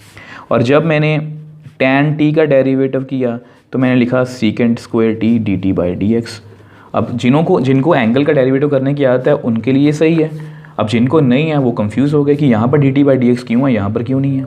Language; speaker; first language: Hindi; native; Hindi